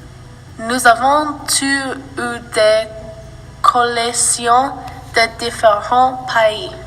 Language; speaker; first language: French; non-native, learner; English